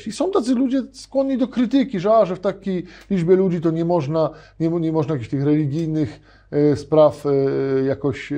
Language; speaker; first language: Polish; native; Polish